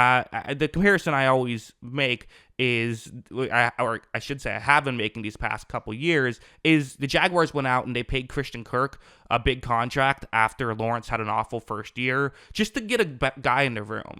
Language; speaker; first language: English; native; English